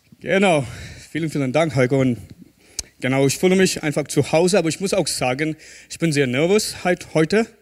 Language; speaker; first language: German; non-native, fluent; English